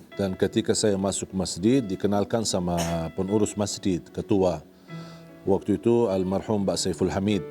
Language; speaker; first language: Indonesian; non-native, fluent; Arabic